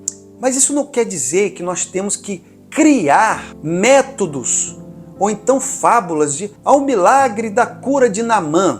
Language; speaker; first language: Portuguese; native; Portuguese